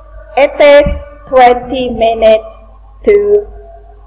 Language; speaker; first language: English; non-native, learner; Indonesian